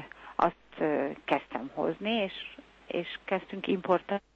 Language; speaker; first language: Hungarian; early bilingual, heritage; Hungarian